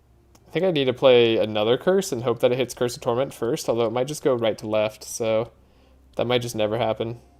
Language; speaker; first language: English; native; English